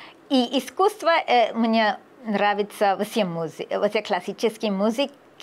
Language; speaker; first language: Russian; non-native, learner; English